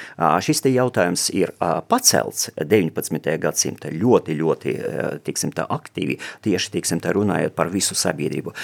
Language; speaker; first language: Latvian; non-native, local second language; Russian